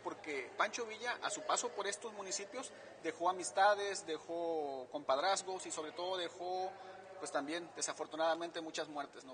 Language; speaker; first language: Spanish; native; Spanish